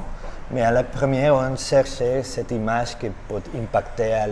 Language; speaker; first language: French; non-native, learner; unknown